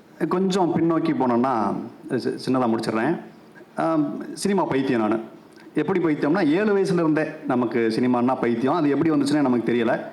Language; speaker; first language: Tamil; native; Tamil